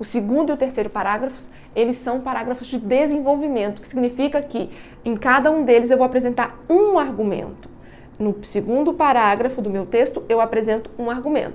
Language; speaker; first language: Portuguese; native; Portuguese